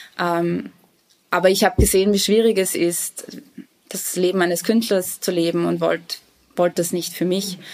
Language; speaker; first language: German; early bilingual, other home language; Bosnian